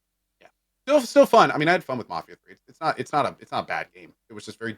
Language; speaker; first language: English; native; English